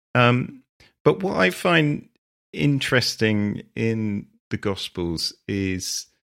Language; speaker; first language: English; native; English